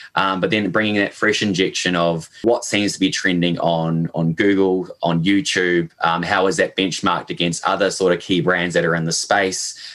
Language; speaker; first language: English; native; English